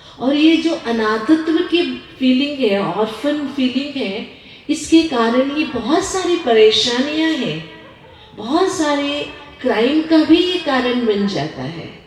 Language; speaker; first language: Hindi; non-native, local second language; Kannada